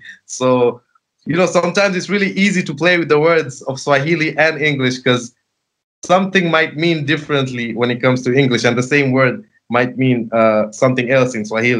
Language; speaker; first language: English; non-native, local second language; Sinhala